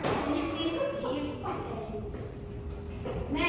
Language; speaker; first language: English; non-native, local second language; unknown